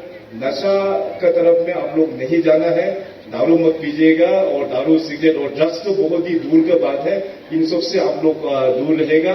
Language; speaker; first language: Hindi; non-native, local second language; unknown